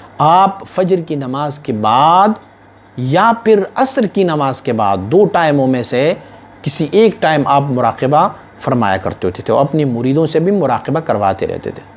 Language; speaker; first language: Urdu; non-native, local second language; Pashto